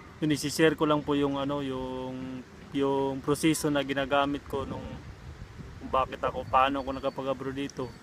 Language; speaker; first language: Filipino; non-native, local second language; Cebuano